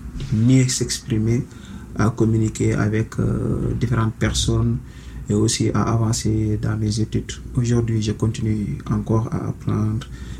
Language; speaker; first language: French; non-native, local second language; Wolof